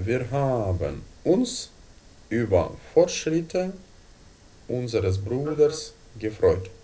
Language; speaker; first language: German; non-native, fluent; Ukrainian